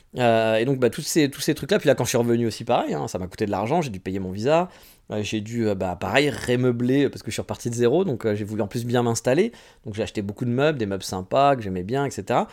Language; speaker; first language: French; native; French